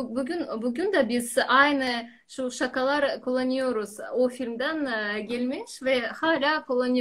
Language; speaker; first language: Turkish; non-native, learner; Russian